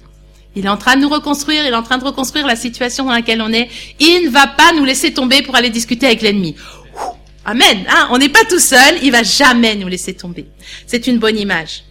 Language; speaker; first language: French; native; French